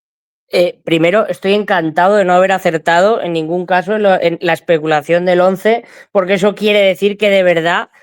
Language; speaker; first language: Spanish; native; Spanish